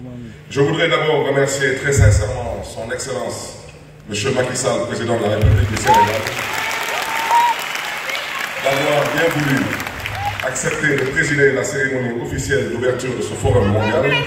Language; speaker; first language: French; non-native, local second language; Wolof